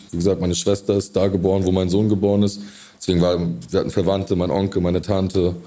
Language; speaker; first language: German; native; German